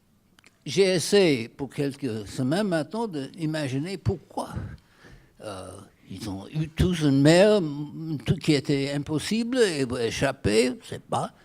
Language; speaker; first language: French; non-native, fluent; English